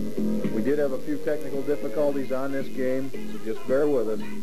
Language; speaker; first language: English; native; English